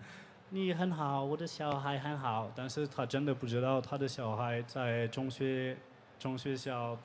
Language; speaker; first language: Chinese; non-native, learner; French